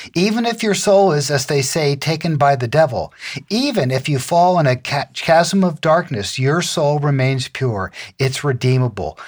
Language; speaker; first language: English; native; English